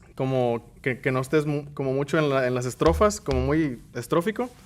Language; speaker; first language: Spanish; early bilingual, other home language; English